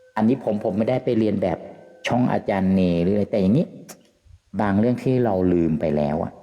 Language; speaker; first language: Thai; native; Thai